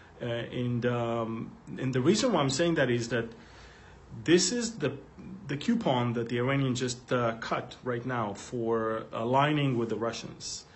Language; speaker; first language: English; non-native, fluent; Hebrew